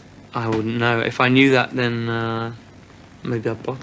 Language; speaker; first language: English; native; English